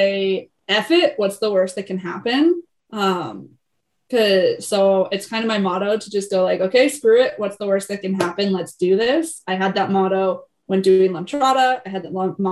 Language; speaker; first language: English; native; English